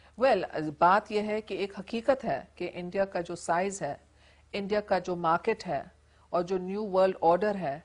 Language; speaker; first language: Urdu; non-native, local second language; English